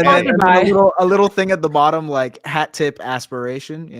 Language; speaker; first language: English; native; English